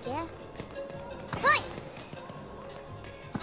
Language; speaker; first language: Japanese; non-native, learner; Indonesian